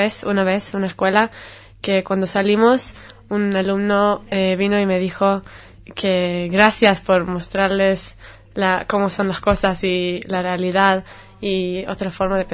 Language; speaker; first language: Spanish; non-native, fluent; Hebrew